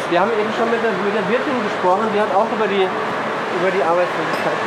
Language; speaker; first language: German; native; German